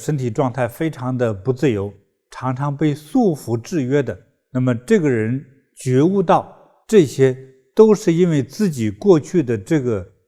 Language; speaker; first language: Chinese; native; Chinese